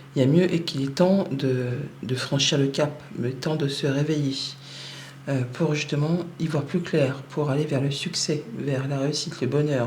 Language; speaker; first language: French; native; French